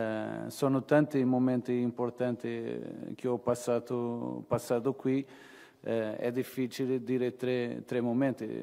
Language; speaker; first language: Italian; non-native, fluent; Portuguese